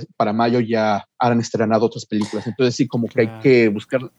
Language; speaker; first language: Spanish; early bilingual, heritage; Spanish